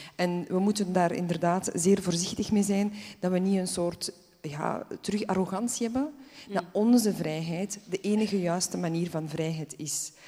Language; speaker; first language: Dutch; early bilingual, other home language; Polish